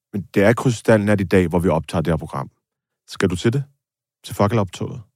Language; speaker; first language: Danish; native; Danish